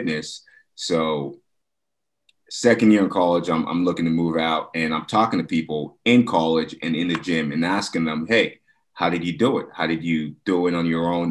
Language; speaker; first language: English; non-native, local second language; Yoruba